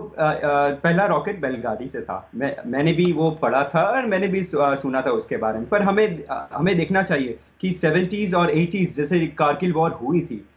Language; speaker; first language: Hindi; non-native, local second language; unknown